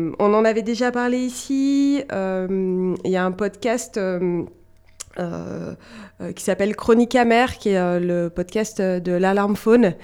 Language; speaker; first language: French; native; French